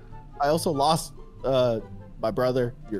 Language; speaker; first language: English; native; English